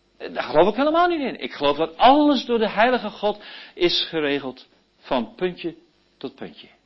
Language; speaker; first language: Dutch; early bilingual, heritage; Dutch